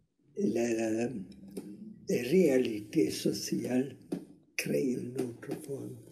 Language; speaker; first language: French; non-native, learner; Hungarian